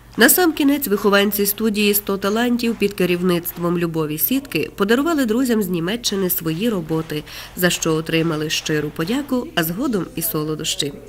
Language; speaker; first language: Ukrainian; native; Ukrainian